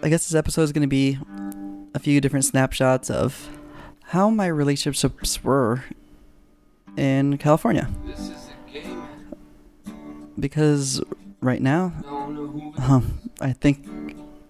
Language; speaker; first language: English; non-native, local second language; Filipino